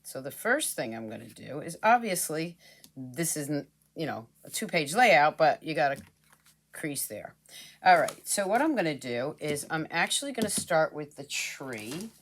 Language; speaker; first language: English; native; English